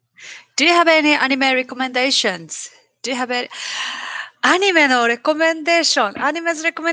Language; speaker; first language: English; non-native, learner; Japanese